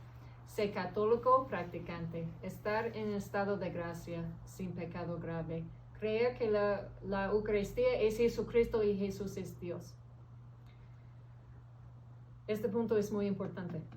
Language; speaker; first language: Spanish; early bilingual, heritage; English